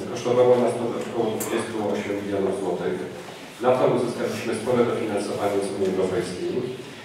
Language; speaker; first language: Polish; native; Polish